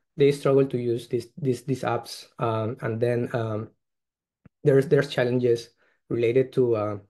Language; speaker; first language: English; non-native, fluent; Spanish